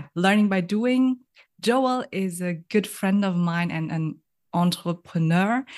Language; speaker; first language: English; non-native, learner; German